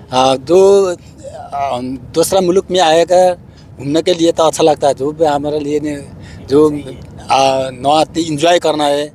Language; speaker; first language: Hindi; non-native, learner; Nepali